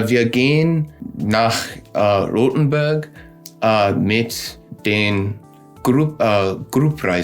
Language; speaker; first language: German; non-native, learner; English